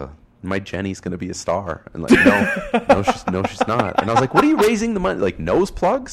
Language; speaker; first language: English; native; English